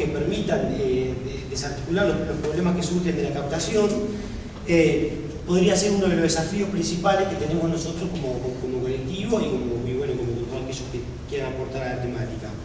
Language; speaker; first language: Spanish; native; Spanish